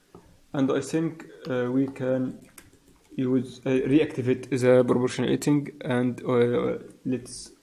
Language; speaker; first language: English; non-native, fluent; Arabic